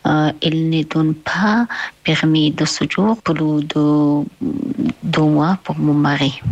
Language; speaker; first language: French; non-native, learner; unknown